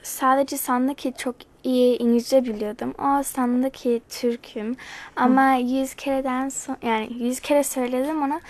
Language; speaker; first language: Turkish; non-native, learner; English